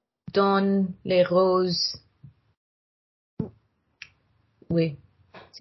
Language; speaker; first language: French; non-native, learner; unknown